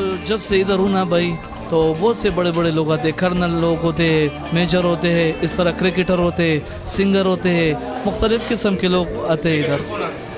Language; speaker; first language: Hindi; non-native, local second language; Pashto